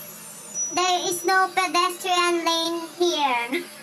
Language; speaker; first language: English; non-native, learner; Filipino